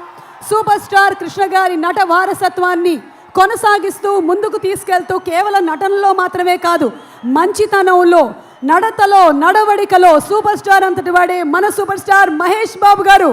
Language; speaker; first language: Telugu; native; Telugu